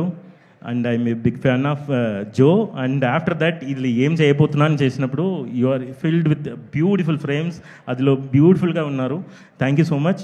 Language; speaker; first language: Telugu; non-native, fluent; Tamil